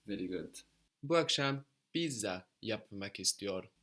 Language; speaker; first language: Turkish; non-native, fluent; English